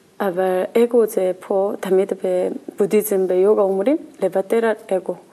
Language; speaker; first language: Hebrew; non-native, learner; Korean